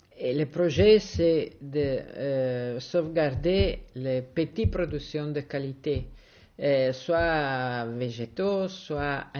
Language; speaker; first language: French; non-native, fluent; Italian